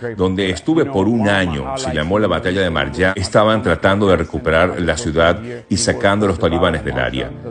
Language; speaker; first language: Spanish; native; Spanish